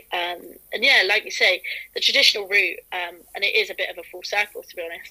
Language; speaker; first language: English; native; English